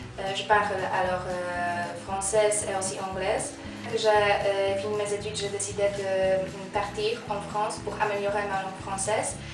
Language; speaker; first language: French; non-native, learner; Polish